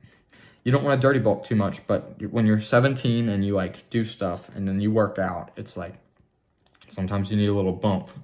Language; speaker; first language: English; native; English